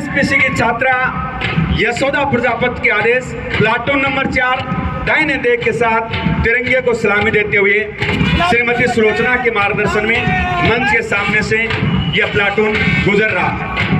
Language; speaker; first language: Hindi; native; Hindi